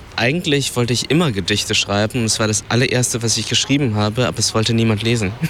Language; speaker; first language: German; early bilingual, other home language; Vietnamese